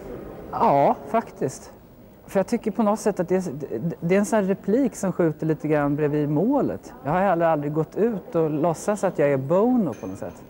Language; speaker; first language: Swedish; native; Swedish